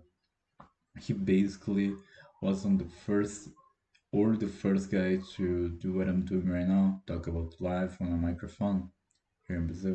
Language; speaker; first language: English; non-native, fluent; Portuguese